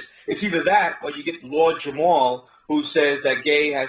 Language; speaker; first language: English; native; English